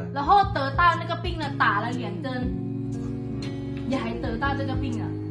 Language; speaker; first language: Chinese; non-native, fluent; Thai